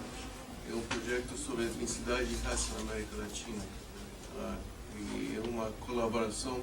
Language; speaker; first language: Portuguese; non-native, fluent; English